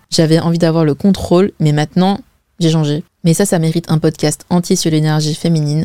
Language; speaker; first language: French; early bilingual, other home language; Wu Chinese